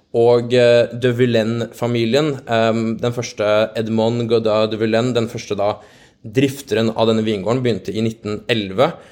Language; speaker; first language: Norwegian; native; Norwegian